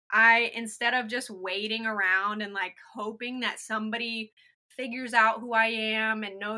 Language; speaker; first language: English; native; English